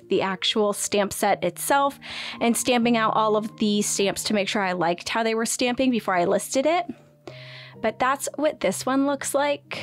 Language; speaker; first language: English; native; English